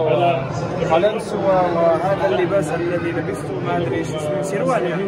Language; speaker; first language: Arabic; native; Arabic